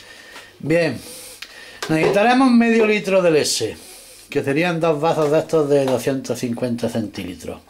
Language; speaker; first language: Spanish; native; Spanish